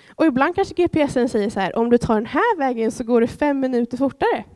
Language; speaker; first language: Swedish; native; Swedish